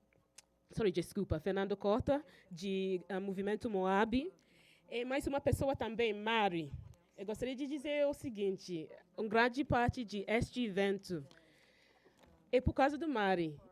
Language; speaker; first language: Portuguese; non-native, fluent; English